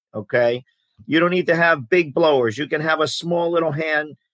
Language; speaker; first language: English; early bilingual, other home language; Greek